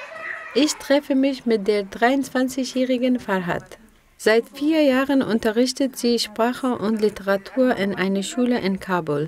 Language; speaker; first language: German; non-native, fluent; Persian